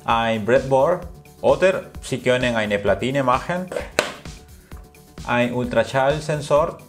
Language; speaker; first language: German; non-native, learner; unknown